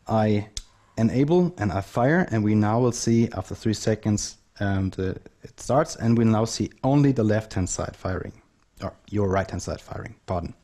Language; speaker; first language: English; non-native, fluent; German